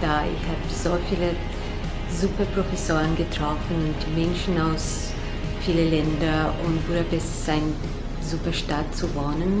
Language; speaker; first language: German; non-native, fluent; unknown